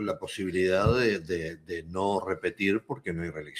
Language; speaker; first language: Spanish; native; Spanish